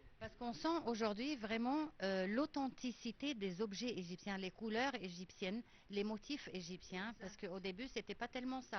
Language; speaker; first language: French; non-native, fluent; Arabic